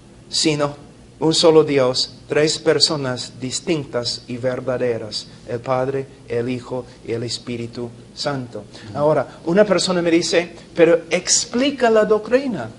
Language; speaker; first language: Spanish; non-native, fluent; English